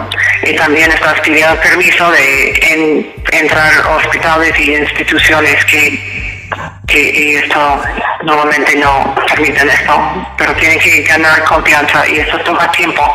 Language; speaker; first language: Spanish; non-native, fluent; English